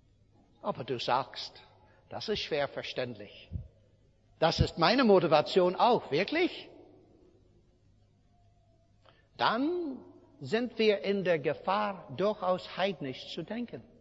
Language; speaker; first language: German; non-native, fluent; English